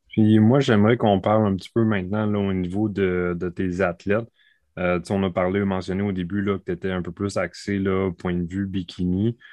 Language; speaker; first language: French; native; French